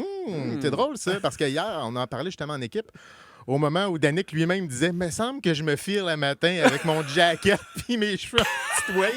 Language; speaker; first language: French; native; French